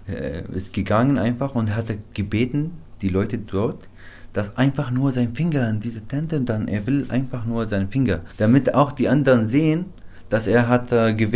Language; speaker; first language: German; non-native, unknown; Arabic